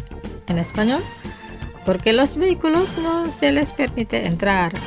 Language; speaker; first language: Spanish; non-native, fluent; Indonesian